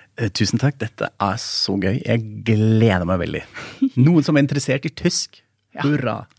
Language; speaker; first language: Norwegian; non-native, fluent; German